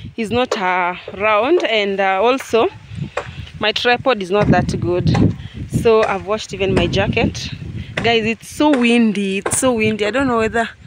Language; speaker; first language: English; non-native, local second language; Luo (Kenya and Tanzania)